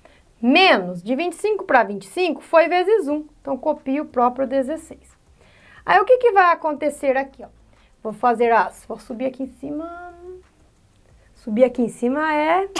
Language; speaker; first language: Portuguese; native; Portuguese